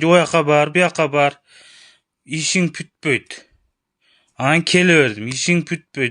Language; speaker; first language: Kyrgyz; native; Kyrgyz